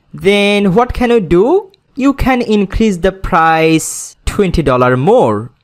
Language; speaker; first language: English; non-native, local second language; Bangla